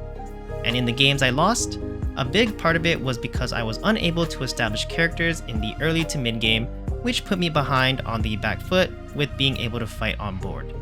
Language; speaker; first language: English; native; English